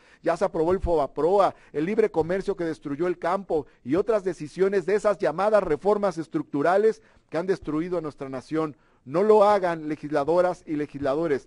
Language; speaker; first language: Spanish; native; Spanish